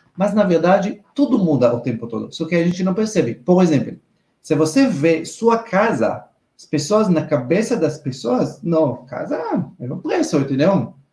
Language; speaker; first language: Portuguese; non-native, fluent; Hebrew